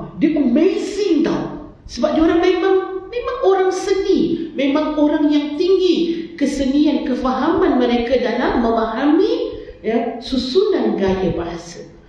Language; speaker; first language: Malay; native; Malay